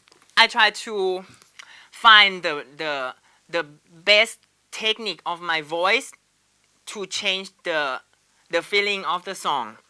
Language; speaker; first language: English; non-native, learner; Thai